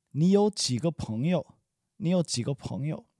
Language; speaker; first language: Chinese; non-native, learner; English